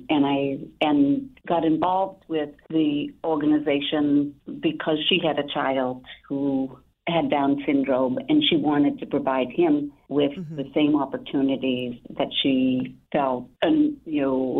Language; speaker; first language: English; native; English